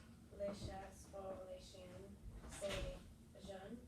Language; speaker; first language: French; non-native, learner; English